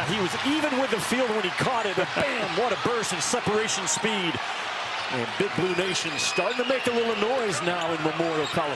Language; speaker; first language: English; native; English